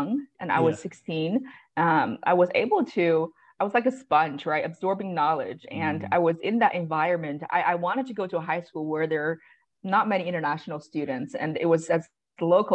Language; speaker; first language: English; non-native, fluent; Chinese